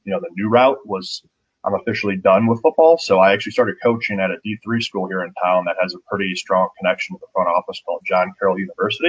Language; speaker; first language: English; native; English